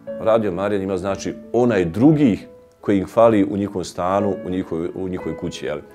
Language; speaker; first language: Croatian; native; Croatian